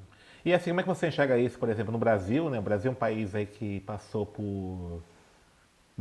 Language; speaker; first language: Portuguese; native; Portuguese